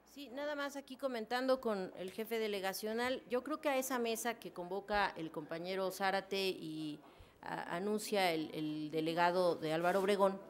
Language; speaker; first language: Spanish; native; Spanish